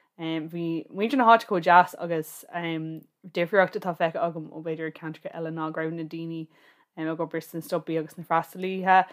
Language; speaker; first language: Irish; non-native, local second language; English